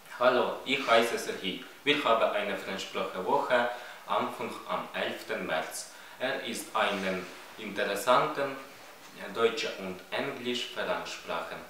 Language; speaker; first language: German; non-native, learner; Ukrainian